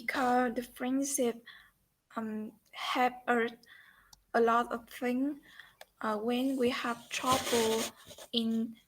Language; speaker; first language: English; non-native, learner; Vietnamese